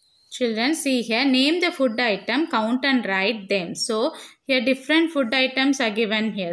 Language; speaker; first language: English; non-native, local second language; Tamil